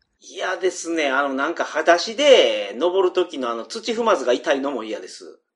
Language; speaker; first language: Japanese; native; Japanese